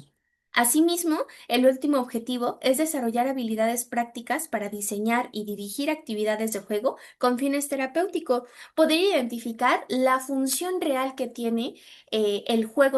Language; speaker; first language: Spanish; native; Spanish